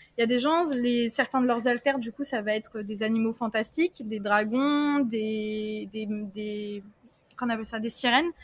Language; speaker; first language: French; early bilingual, other home language; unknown